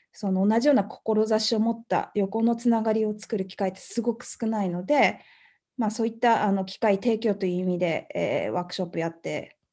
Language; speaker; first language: Japanese; native; Japanese